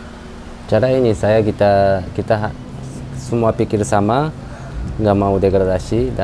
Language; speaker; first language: Indonesian; non-native, fluent; Korean